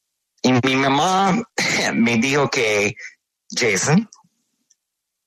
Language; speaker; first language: Spanish; non-native, learner; English